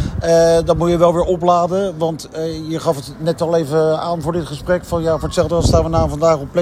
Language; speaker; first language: Dutch; native; Dutch